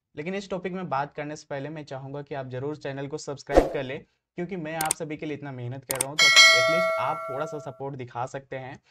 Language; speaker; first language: Hindi; native; Hindi